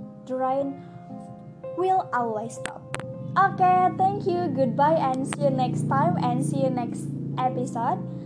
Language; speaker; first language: English; non-native, learner; Indonesian